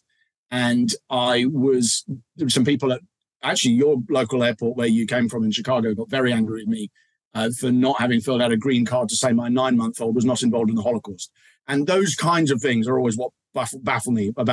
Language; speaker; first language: English; native; English